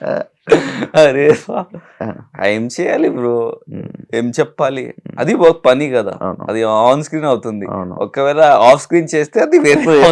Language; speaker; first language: Telugu; non-native, learner; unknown